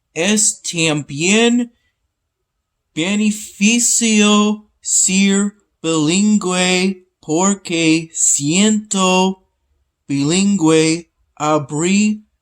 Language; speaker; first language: Spanish; non-native, learner; English